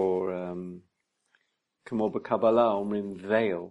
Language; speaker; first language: Hebrew; non-native, fluent; English